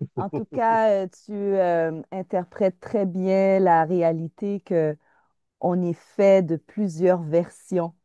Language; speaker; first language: French; native; French